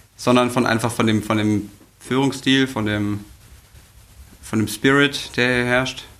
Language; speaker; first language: German; native; German